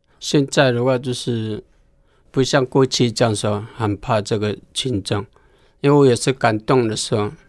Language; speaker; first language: Chinese; non-native, local second language; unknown